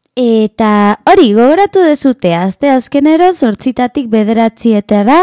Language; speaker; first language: Basque; non-native, learner; Spanish